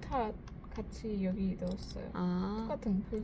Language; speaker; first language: Korean; non-native, learner; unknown